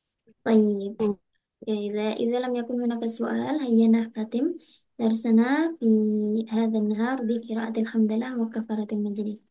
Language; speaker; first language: Arabic; non-native, fluent; Indonesian